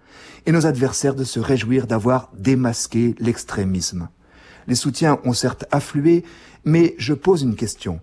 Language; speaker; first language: French; native; French